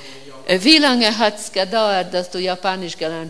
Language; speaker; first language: German; non-native, fluent; Hungarian